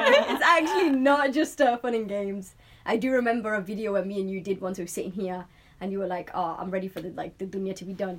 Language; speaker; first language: English; native; English